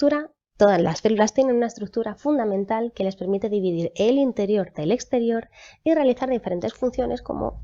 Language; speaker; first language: Spanish; native; Spanish